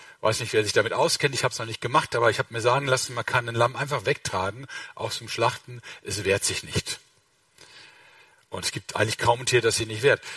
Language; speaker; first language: German; native; German